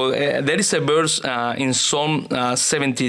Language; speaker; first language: English; non-native, learner; Spanish